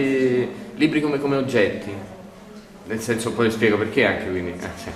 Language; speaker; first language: Italian; native; Italian